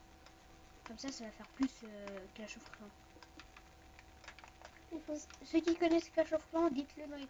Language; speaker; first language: French; native; French